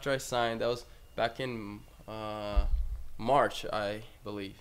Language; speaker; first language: English; non-native, fluent; Portuguese